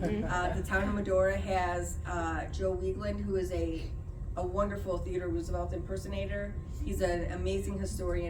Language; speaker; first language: English; native; English